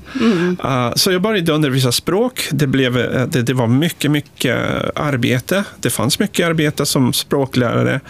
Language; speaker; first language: Swedish; native; Swedish